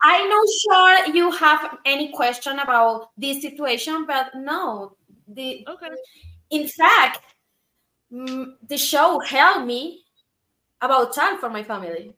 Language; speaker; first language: English; non-native, learner; Spanish